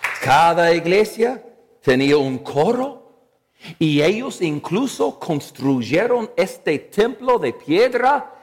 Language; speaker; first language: Spanish; non-native, fluent; English